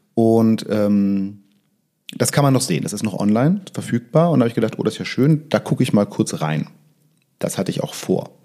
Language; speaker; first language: German; early bilingual, other home language; Russian